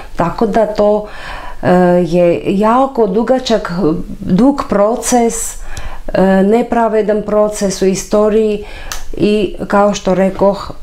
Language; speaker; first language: Serbian; non-native, fluent; Armenian